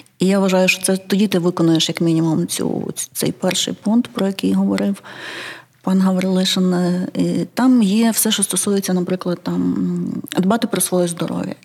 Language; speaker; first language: Ukrainian; native; Ukrainian